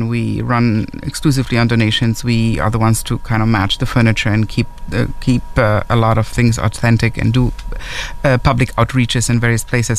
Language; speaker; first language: English; non-native, fluent; German